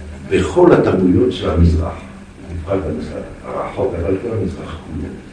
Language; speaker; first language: Hebrew; non-native, fluent; French